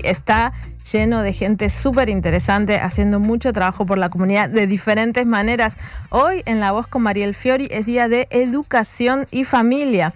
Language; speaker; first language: Spanish; native; Spanish